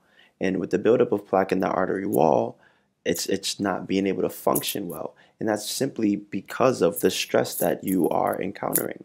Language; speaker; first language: English; native; English